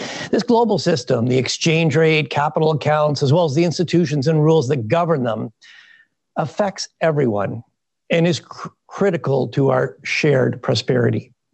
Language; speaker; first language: English; native; English